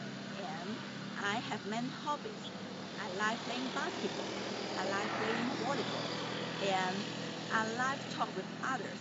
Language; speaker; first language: English; non-native, learner; Chinese